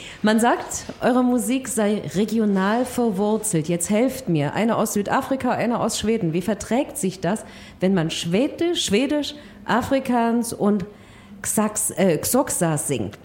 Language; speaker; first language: German; native; German